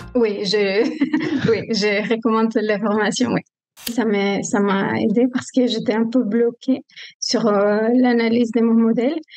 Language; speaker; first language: French; non-native, fluent; Spanish